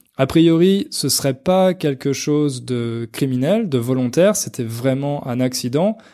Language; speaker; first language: French; native; French